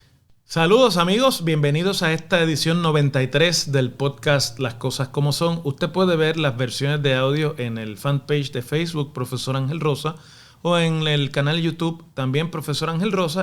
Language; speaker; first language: Spanish; native; Spanish